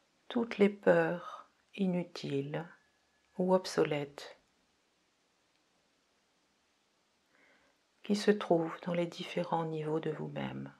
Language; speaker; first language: French; native; French